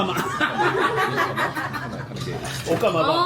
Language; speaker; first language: Japanese; native; Japanese